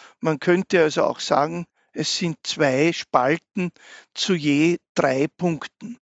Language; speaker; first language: German; native; German